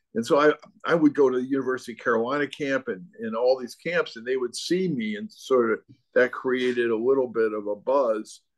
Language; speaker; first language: English; native; English